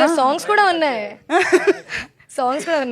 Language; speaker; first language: Telugu; non-native, learner; Hindi